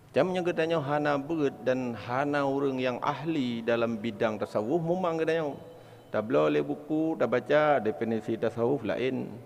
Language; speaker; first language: Malay; non-native, local second language; Achinese